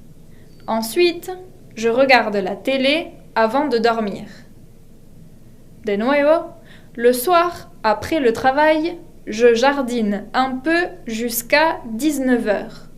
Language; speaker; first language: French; non-native, fluent; Spanish